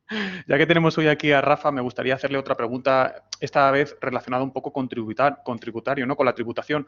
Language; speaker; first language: Spanish; native; Spanish